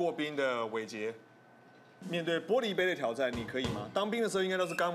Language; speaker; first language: Chinese; native; Chinese